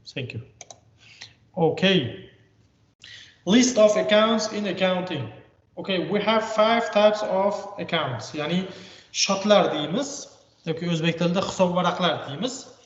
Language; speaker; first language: English; non-native, fluent; Uzbek